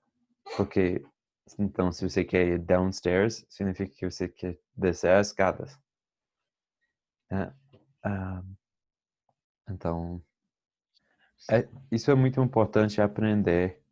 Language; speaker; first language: Portuguese; non-native, fluent; English